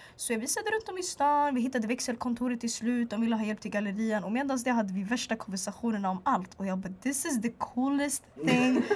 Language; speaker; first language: Swedish; early bilingual, other home language; Arabic